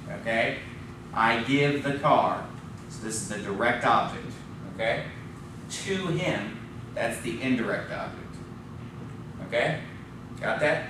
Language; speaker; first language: English; native; English